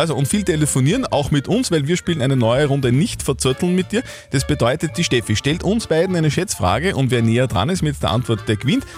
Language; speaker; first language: German; native; German